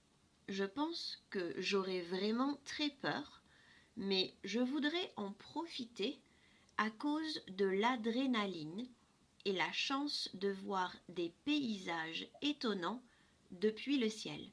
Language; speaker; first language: French; non-native, fluent; English